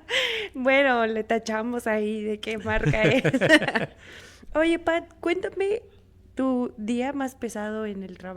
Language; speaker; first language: Spanish; native; Spanish